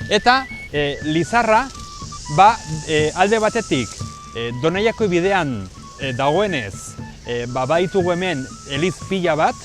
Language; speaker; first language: Basque; native; Basque